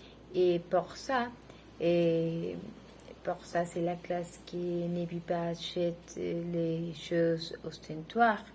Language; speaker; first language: French; non-native, learner; Spanish